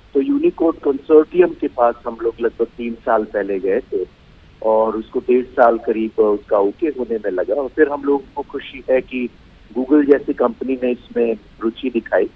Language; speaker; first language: Hindi; non-native, local second language; Bangla